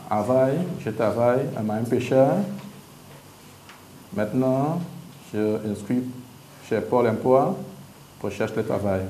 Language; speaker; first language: French; non-native, learner; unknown